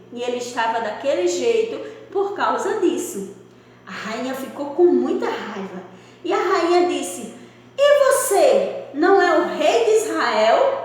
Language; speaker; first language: Portuguese; native; Portuguese